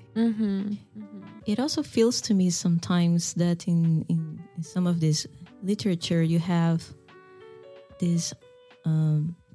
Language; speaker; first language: English; non-native, fluent; Portuguese